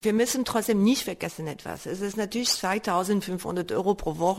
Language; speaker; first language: German; non-native, fluent; French